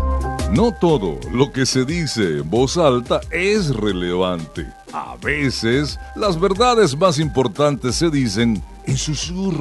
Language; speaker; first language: Spanish; native; Spanish